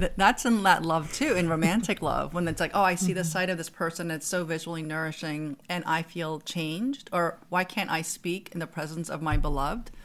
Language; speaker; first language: English; non-native, fluent; Korean